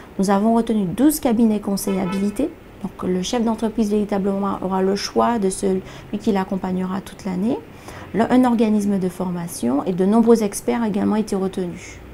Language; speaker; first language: French; native; French